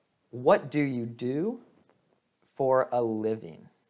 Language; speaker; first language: English; native; English